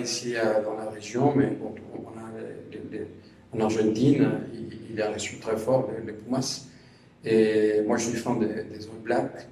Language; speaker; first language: French; non-native, fluent; Spanish